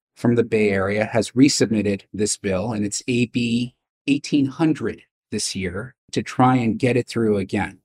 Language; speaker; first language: English; native; English